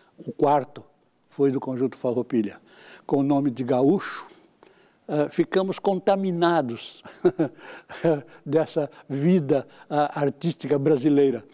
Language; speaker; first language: Portuguese; native; Portuguese